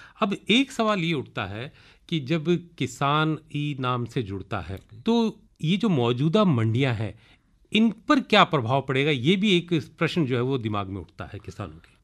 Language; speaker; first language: Hindi; native; Hindi